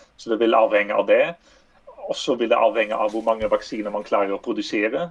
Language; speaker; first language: Norwegian; non-native, fluent; Dutch